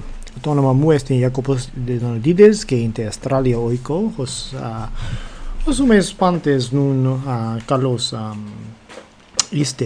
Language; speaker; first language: Greek; non-native, fluent; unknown